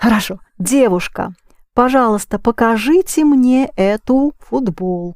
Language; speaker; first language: Russian; non-native, fluent; English